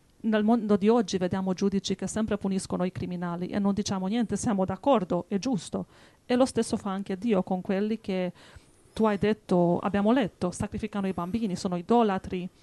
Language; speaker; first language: Italian; native; Italian